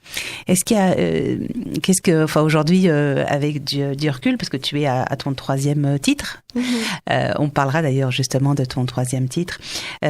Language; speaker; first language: French; native; French